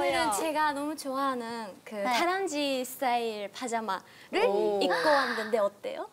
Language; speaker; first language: Korean; non-native, learner; Japanese